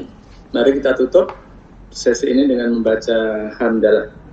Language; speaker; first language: Indonesian; non-native, local second language; Javanese